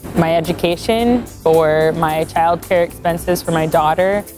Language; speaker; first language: English; native; English